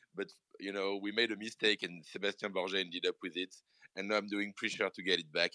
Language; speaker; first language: English; non-native, fluent; French